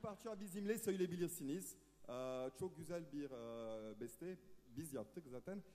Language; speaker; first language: Turkish; non-native, fluent; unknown